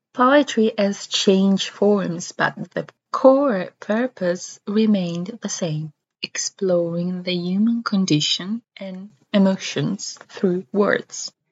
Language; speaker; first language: English; non-native, fluent; Italian